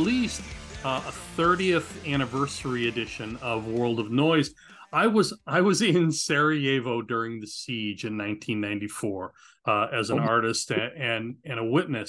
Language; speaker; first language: English; native; English